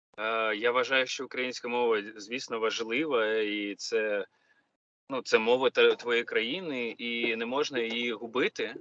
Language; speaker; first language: Ukrainian; non-native, local second language; Russian